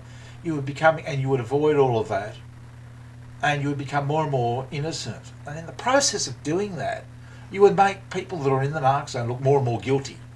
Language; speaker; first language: English; native; English